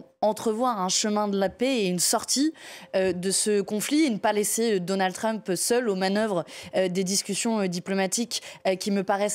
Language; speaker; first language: French; native; French